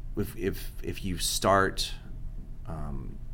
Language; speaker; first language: English; early bilingual, other home language; Spanish